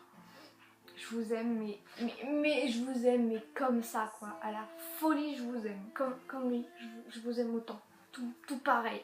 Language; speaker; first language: French; native; French